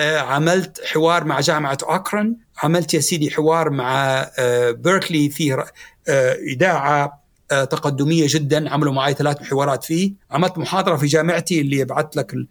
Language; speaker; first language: Arabic; native; Arabic